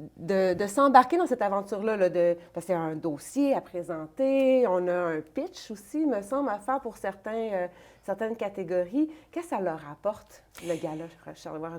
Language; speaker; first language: French; native; French